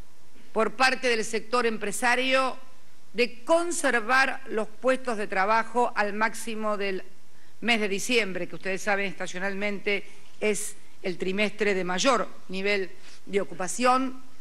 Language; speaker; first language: Spanish; native; Spanish